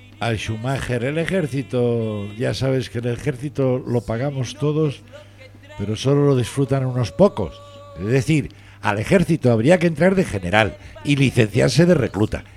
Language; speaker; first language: Spanish; native; Spanish